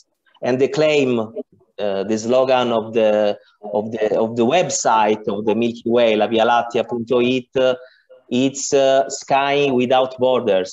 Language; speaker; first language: English; non-native, learner; Italian